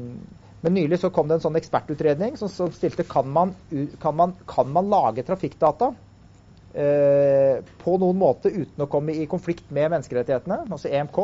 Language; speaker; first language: Norwegian; native; Norwegian